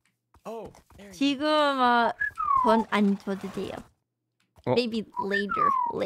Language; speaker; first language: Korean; non-native, learner; English